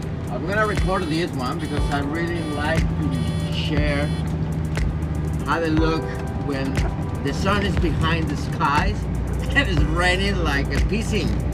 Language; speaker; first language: English; non-native, fluent; Spanish